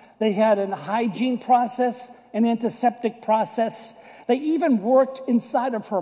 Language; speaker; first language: English; native; English